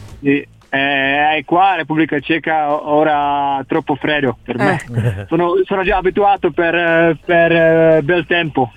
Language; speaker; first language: Italian; non-native, learner; Czech